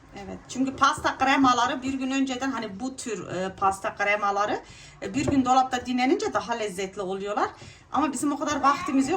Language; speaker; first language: Turkish; native; Turkish